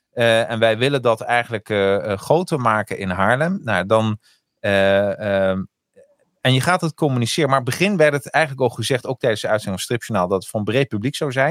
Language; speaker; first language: Dutch; native; Dutch